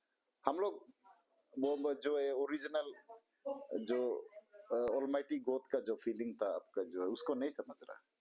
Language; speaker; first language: Hindi; non-native, local second language; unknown